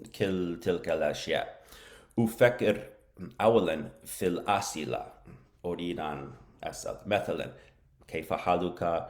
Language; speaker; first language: Arabic; non-native, learner; English